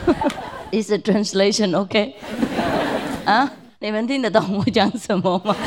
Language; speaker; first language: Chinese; non-native, fluent; Vietnamese